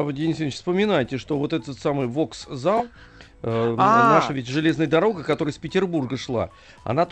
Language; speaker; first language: Russian; native; Russian